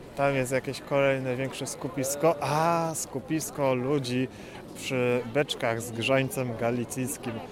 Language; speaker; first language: Polish; native; Polish